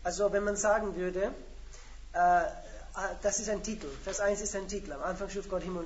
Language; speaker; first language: German; native; German